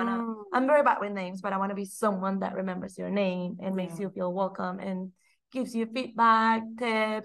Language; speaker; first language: English; non-native, fluent; Spanish